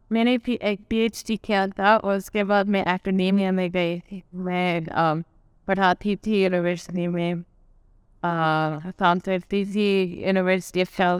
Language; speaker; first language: Urdu; non-native, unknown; English